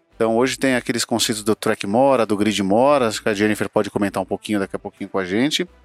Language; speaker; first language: Portuguese; native; Portuguese